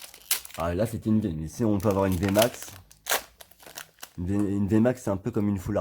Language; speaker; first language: French; native; French